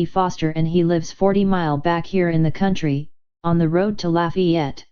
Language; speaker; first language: English; native; English